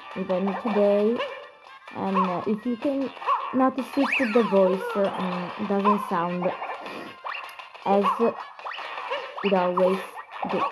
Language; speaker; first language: English; non-native, learner; Italian